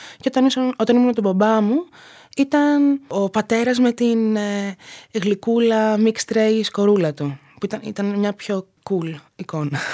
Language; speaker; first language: Greek; native; Greek